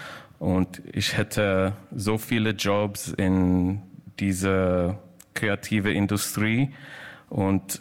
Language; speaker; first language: German; non-native, learner; English